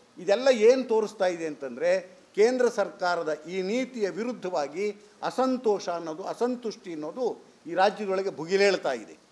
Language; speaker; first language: Kannada; native; Kannada